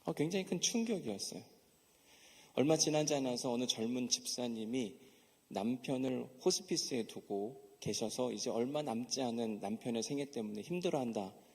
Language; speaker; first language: Korean; native; Korean